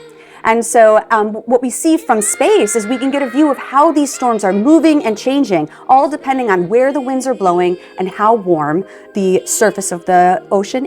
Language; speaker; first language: English; native; English